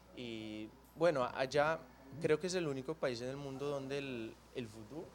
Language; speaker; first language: Spanish; non-native, fluent; Portuguese